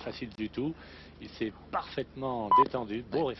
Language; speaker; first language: French; native; French